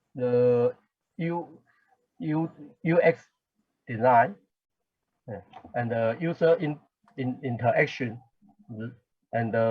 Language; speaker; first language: English; non-native, learner; Chinese